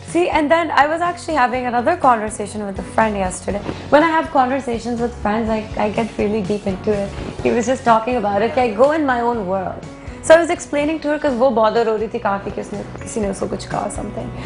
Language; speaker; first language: English; non-native, local second language; Hindi